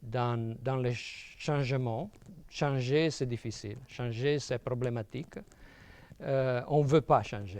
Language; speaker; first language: French; non-native, fluent; Italian